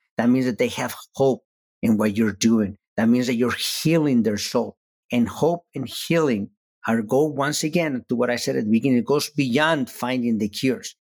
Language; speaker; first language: English; non-native, fluent; Spanish